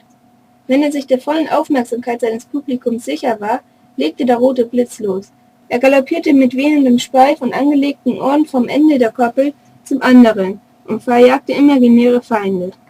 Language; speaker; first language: German; native; German